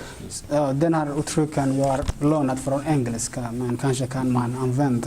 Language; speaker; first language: Swedish; non-native, learner; Somali